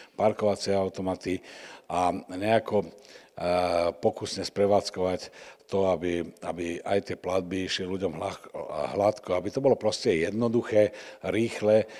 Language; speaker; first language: Slovak; native; Slovak